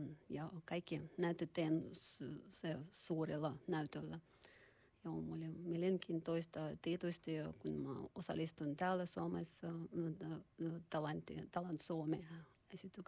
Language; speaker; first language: Finnish; non-native, learner; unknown